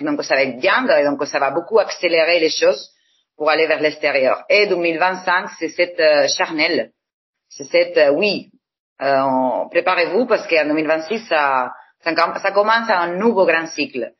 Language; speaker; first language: French; non-native, fluent; Spanish